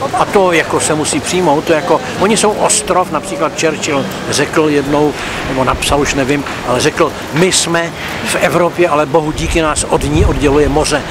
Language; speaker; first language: Czech; native; Czech